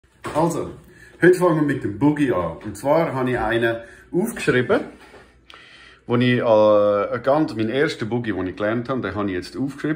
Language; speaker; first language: German; native; German